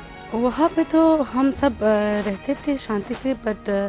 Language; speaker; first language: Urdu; non-native, fluent; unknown